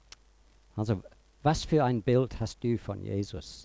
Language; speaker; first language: German; non-native, fluent; English